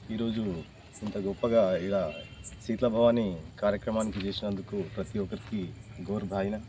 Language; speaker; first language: Telugu; non-native, local second language; Lambadi